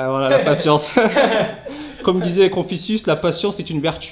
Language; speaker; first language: French; native; French